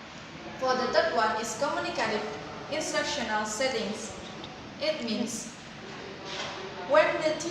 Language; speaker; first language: English; non-native, learner; Indonesian